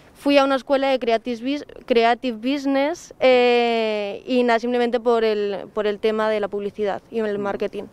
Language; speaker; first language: Spanish; native; Spanish